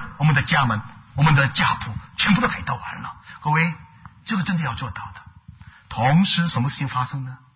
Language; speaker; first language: Chinese; non-native, fluent; Korean